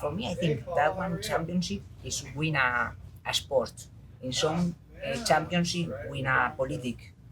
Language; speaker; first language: English; non-native, learner; Spanish